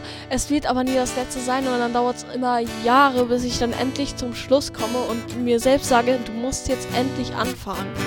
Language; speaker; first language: German; native; German